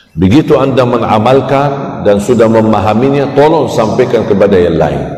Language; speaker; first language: Malay; non-native, fluent; Arabic